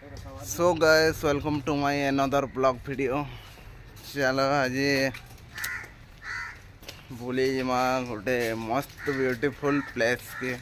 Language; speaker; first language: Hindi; non-native, local second language; Odia